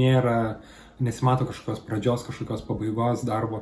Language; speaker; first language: Lithuanian; native; Lithuanian